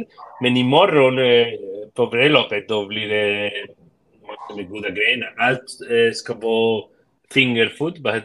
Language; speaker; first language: Swedish; early bilingual, heritage; Spanish